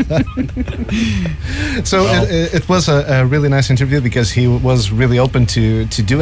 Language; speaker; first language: English; non-native, fluent; Portuguese